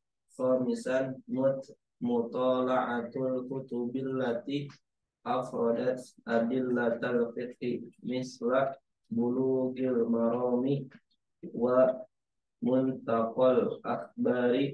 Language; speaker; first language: Arabic; non-native, fluent; Indonesian